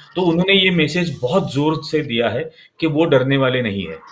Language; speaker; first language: Hindi; non-native, local second language; Marathi